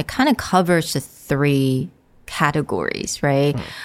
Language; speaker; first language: English; non-native, fluent; Chinese